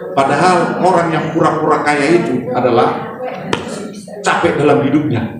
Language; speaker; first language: Indonesian; non-native, local second language; Batak Toba